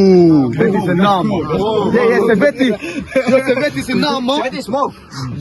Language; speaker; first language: Finnish; non-native, learner; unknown